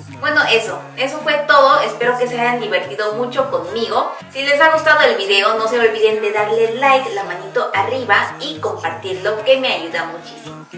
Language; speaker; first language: Spanish; non-native, fluent; Korean